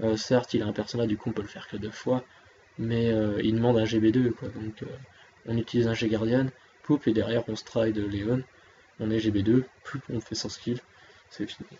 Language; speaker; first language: French; native; French